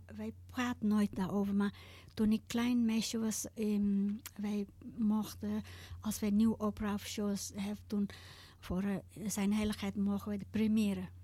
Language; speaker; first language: Dutch; non-native, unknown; Tibetan